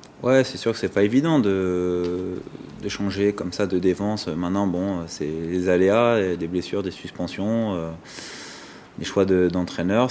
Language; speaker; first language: French; native; French